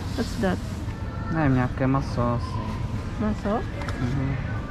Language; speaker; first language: English; non-native, learner; Filipino